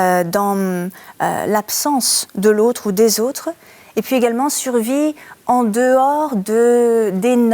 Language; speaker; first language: French; native; French